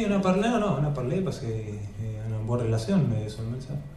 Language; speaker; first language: French; non-native, learner; Spanish